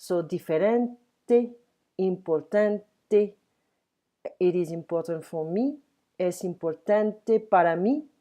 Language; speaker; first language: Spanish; non-native, fluent; French